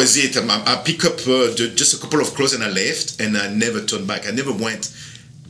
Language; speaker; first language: English; non-native, fluent; French